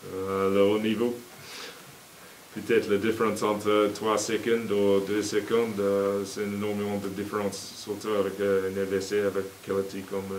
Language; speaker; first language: French; non-native, learner; English